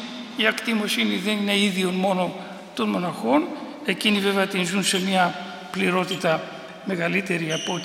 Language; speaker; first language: Greek; native; Greek